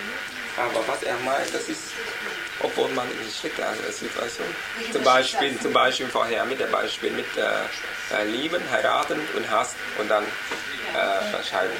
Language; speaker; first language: German; non-native, learner; Vietnamese